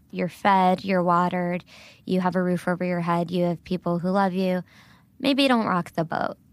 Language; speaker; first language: English; early bilingual, other home language; Gujarati